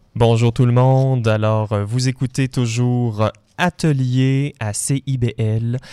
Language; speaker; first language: French; native; French